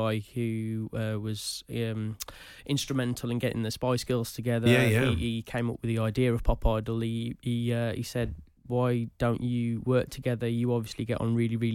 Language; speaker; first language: English; native; English